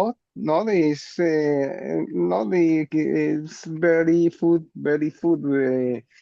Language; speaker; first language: English; non-native, learner; Spanish